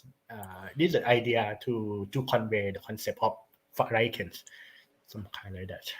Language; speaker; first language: English; non-native, learner; Thai